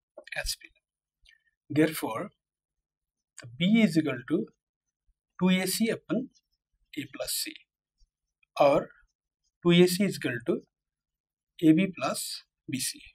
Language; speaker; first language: English; non-native, local second language; Nepali